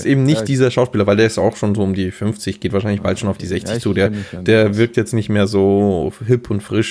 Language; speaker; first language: German; native; German